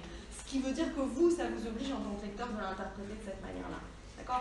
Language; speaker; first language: French; native; French